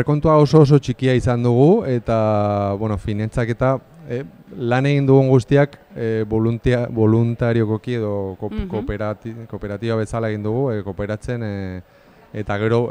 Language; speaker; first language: Basque; non-native, local second language; Spanish